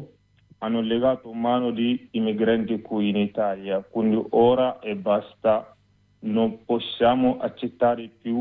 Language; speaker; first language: Italian; non-native, learner; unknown